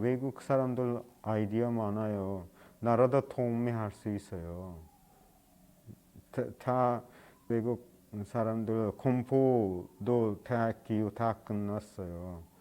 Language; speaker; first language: Korean; non-native, learner; Persian